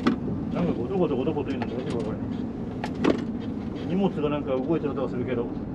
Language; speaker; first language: Japanese; native; Japanese